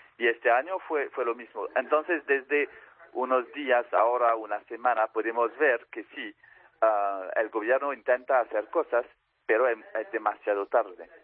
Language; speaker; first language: Spanish; non-native, fluent; French